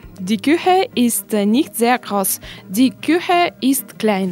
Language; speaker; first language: German; non-native, fluent; Russian